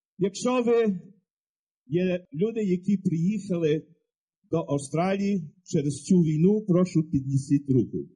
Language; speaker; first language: Ukrainian; early bilingual, heritage; English